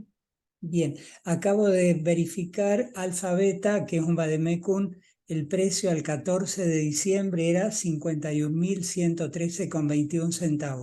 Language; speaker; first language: Spanish; native; Spanish